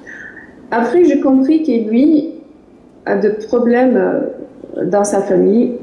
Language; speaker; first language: French; non-native, fluent; Arabic